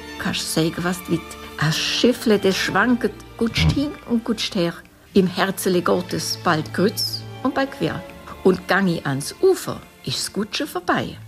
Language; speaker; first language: German; native; German